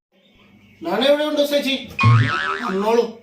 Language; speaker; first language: Malayalam; non-native, learner; Hindi